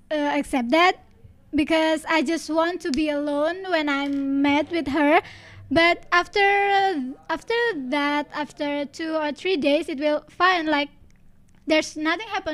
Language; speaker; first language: English; non-native, learner; Indonesian